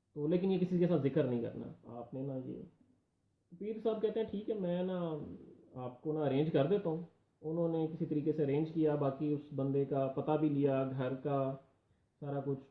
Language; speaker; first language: Urdu; non-native, local second language; Punjabi